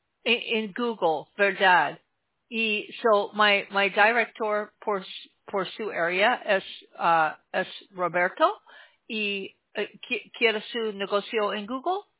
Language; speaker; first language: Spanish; non-native, learner; English